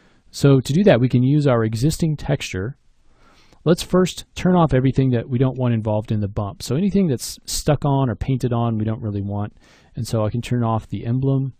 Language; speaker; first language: English; native; English